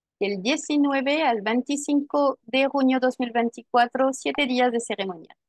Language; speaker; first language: Spanish; non-native, fluent; French